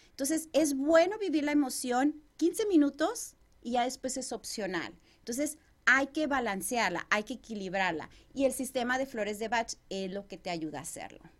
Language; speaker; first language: Spanish; native; Spanish